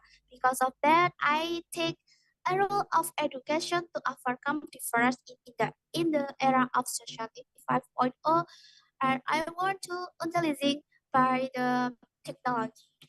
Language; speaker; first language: English; non-native, learner; Indonesian